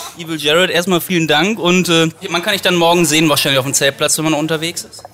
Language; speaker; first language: German; native; German